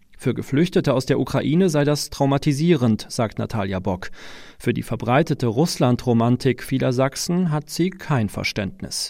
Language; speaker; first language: German; native; German